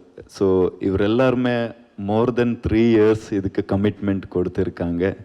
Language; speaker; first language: Tamil; non-native, learner; Kannada